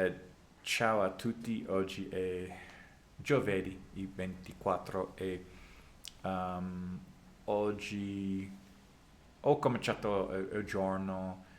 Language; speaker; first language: Italian; non-native, learner; English